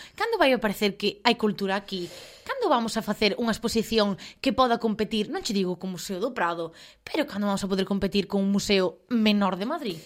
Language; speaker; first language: Galician; non-native, local second language; Spanish